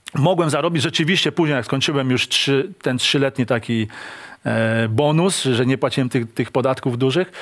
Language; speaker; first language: Polish; native; Polish